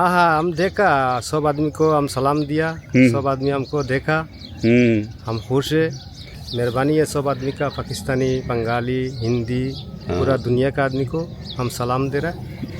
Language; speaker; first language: Hindi; non-native, learner; Bangla